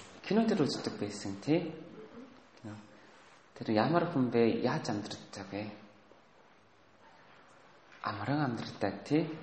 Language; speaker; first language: Mongolian; non-native, learner; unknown